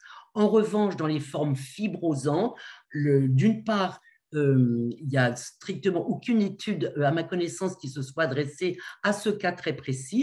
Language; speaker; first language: French; native; French